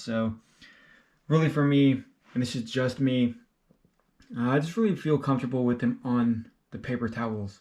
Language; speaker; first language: English; native; English